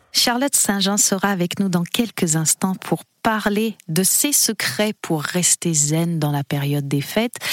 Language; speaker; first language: French; native; French